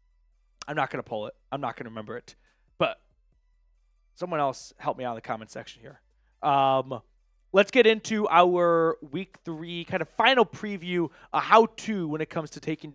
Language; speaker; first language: English; native; English